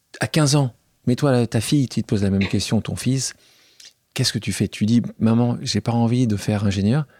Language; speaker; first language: French; native; French